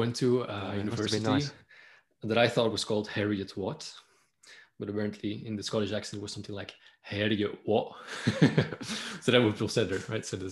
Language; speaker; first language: English; non-native, fluent; Dutch